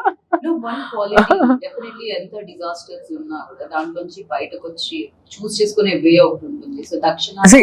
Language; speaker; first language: Telugu; native; Telugu